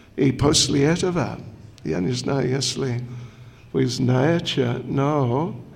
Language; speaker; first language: Russian; non-native, learner; English